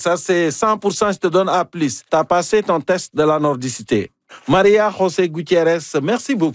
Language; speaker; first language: French; native; French